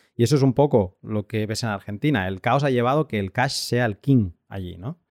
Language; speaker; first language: Spanish; native; Spanish